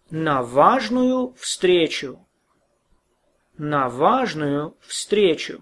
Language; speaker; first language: Russian; non-native, fluent; English